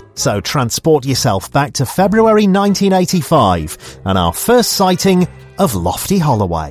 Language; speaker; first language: English; native; English